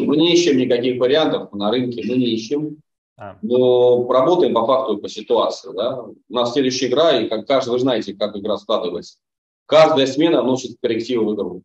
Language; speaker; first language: Russian; native; Russian